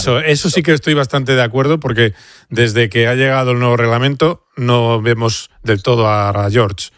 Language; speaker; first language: Spanish; native; Spanish